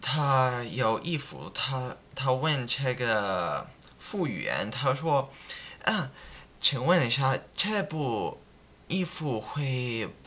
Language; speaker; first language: Chinese; non-native, learner; English